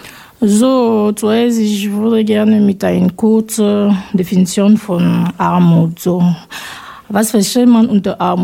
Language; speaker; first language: German; non-native, fluent; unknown